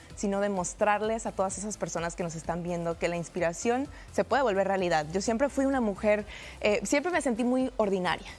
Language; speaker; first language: Spanish; early bilingual, heritage; Spanish